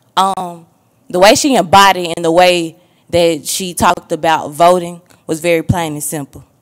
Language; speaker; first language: English; native; English